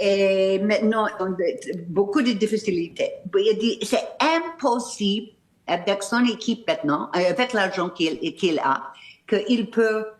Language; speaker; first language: French; non-native, fluent; English